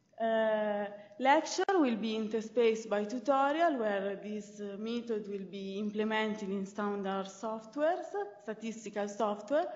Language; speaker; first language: English; non-native, fluent; Italian